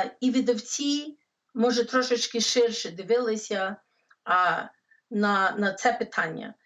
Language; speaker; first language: Ukrainian; early bilingual, heritage; English